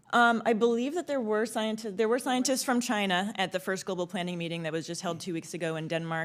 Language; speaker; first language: English; native; English